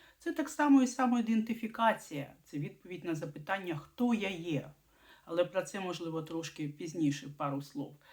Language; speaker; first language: Ukrainian; non-native, local second language; Russian